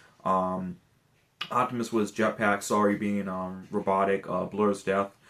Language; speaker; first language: English; native; English